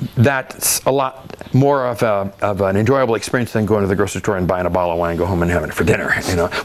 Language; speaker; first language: English; native; English